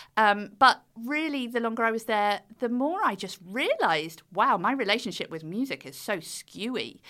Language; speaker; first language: English; native; English